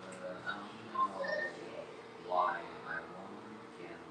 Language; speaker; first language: English; non-native, learner; Chinese